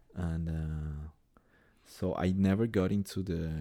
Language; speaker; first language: English; non-native, fluent; Spanish